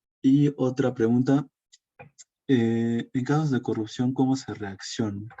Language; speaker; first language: Spanish; native; Spanish